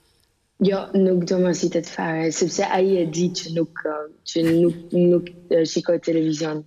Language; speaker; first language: Albanian; early bilingual, heritage; Albanian